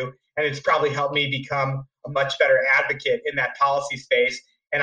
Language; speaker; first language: English; native; English